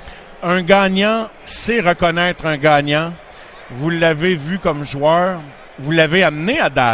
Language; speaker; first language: French; native; French